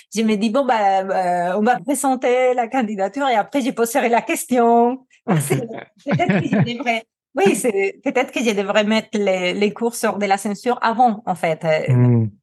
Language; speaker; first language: French; non-native, fluent; Spanish